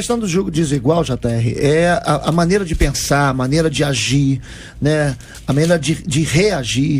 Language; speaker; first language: Portuguese; native; Portuguese